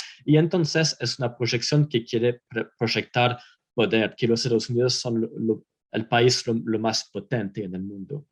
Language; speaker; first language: Spanish; non-native, fluent; French